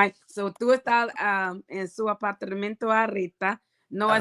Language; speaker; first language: Spanish; non-native, learner; English